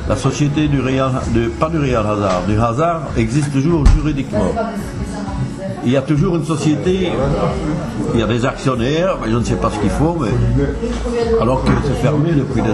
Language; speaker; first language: French; native; French